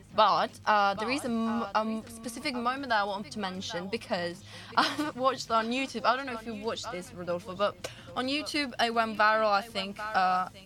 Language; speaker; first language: English; non-native, fluent; Italian